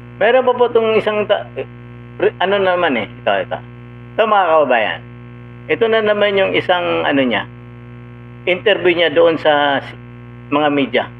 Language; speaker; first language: Filipino; non-native, local second language; Cebuano